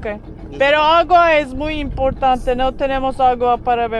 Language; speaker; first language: Spanish; non-native, learner; Turkish